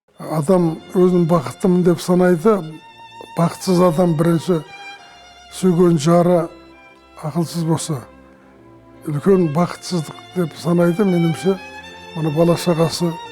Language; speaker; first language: Kazakh; native; Kazakh